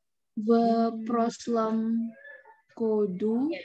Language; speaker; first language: Russian; non-native, learner; Indonesian